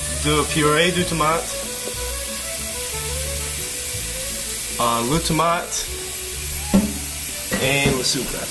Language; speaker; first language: French; non-native, learner; English